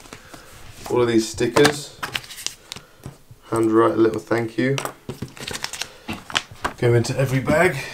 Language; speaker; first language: English; native; English